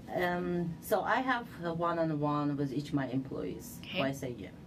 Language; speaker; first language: English; non-native, fluent; Uzbek